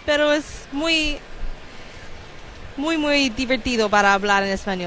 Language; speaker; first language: Spanish; non-native, learner; English